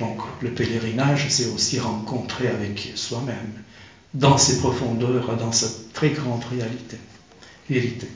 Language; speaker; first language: French; non-native, fluent; Turkish